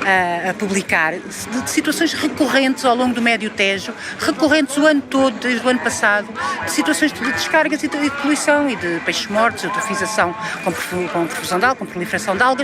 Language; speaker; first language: Portuguese; native; Portuguese